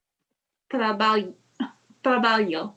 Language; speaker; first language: Portuguese; non-native, learner; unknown